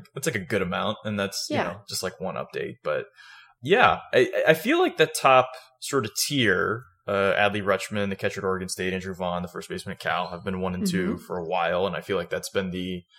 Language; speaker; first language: English; native; English